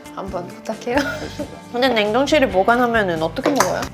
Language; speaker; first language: Korean; non-native, fluent; Swedish